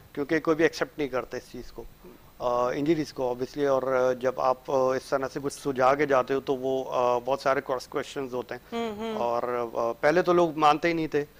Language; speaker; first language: Urdu; native; Urdu